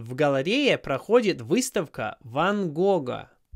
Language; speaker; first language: Russian; non-native, fluent; English